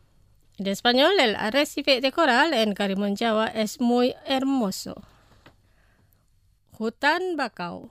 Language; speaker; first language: Spanish; non-native, fluent; Indonesian